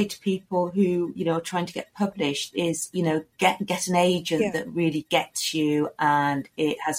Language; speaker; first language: English; native; English